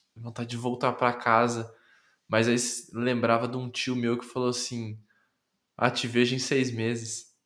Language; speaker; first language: Portuguese; native; Portuguese